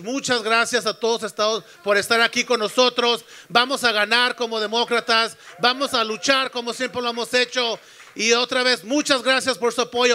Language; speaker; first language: Spanish; early bilingual, heritage; Spanish